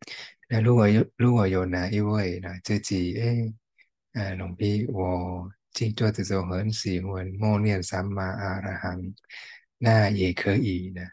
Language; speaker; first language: Chinese; non-native, fluent; Thai